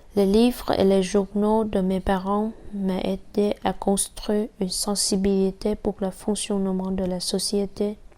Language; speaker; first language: French; non-native, fluent; Vietnamese